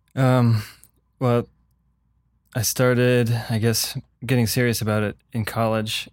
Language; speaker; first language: English; native; English